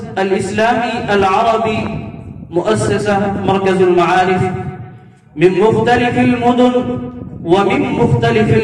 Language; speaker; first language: Arabic; non-native, fluent; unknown